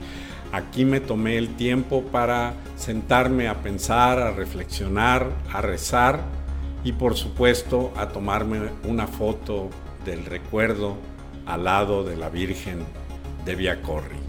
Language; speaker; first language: Spanish; native; Spanish